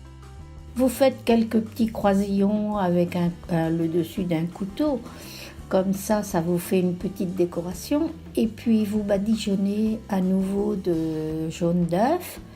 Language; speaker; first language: French; native; French